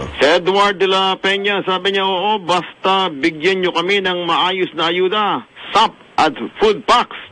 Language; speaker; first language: Filipino; non-native, local second language; Hiligaynon